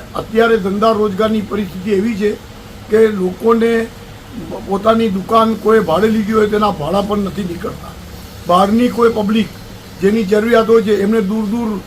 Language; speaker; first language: Gujarati; native; Gujarati